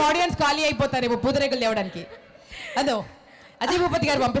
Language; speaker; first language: Telugu; native; Telugu